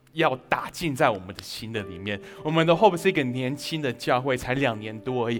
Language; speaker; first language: Chinese; early bilingual, heritage; Chinese